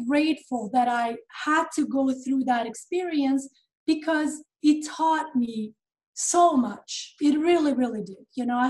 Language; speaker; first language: English; non-native, fluent; Serbian